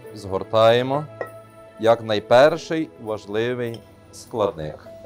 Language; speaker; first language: Ukrainian; native; Ukrainian